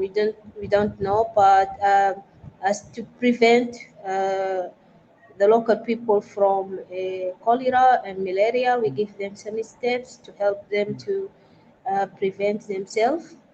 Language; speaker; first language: English; non-native, fluent; Arabic